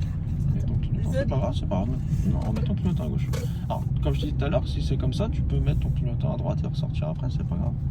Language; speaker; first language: French; native; French